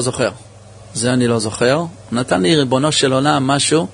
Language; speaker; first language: Hebrew; early bilingual, heritage; English